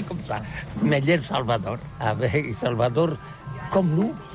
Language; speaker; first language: French; non-native, learner; Catalan